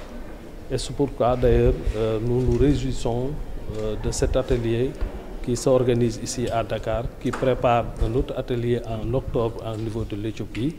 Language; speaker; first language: French; non-native, local second language; Wolof